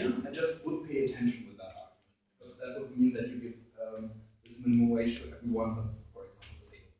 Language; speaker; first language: English; non-native, fluent; German